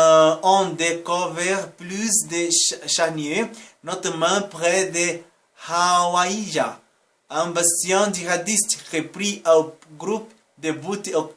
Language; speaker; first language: French; non-native, learner; Portuguese